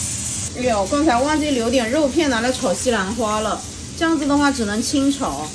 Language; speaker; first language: Chinese; native; Chinese